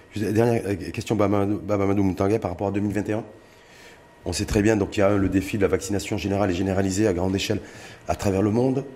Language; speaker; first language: French; non-native, local second language; Arabic